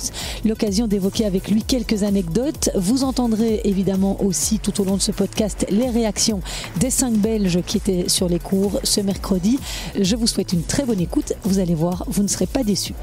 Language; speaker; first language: French; native; French